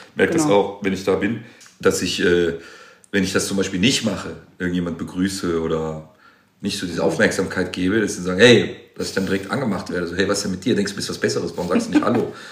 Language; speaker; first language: German; native; German